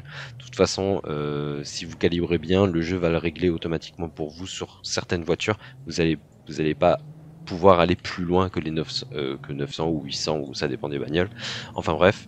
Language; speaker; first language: French; native; French